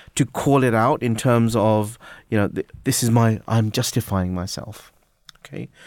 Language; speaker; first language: English; native; English